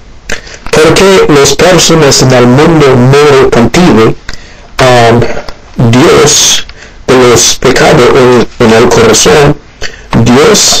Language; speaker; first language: Spanish; non-native, learner; Haitian Creole